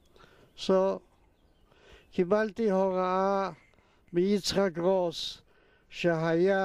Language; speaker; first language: Hebrew; non-native, fluent; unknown